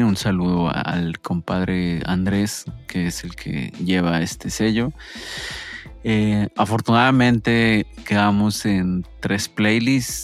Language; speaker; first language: Spanish; native; Spanish